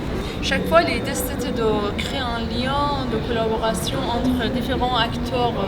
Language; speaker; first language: French; non-native, fluent; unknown